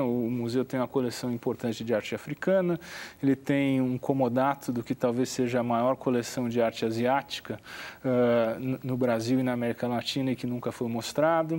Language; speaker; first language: Portuguese; native; Portuguese